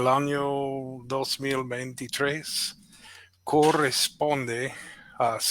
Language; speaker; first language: Spanish; non-native, fluent; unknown